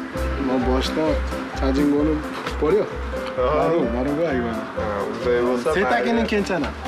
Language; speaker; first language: Korean; non-native, learner; Uzbek